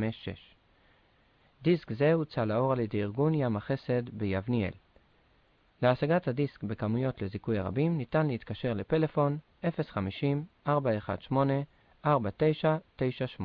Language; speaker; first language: Hebrew; native; Hebrew